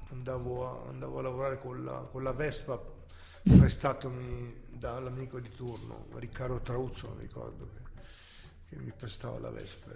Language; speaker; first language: Italian; native; Italian